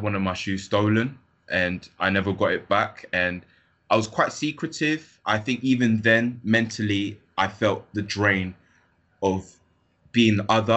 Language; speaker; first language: English; native; English